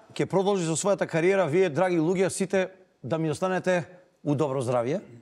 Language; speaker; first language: Macedonian; native; Macedonian